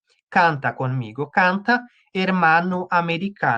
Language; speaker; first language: Spanish; non-native, fluent; Portuguese